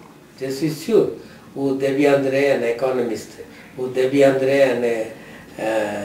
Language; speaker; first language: French; non-native, learner; Tamil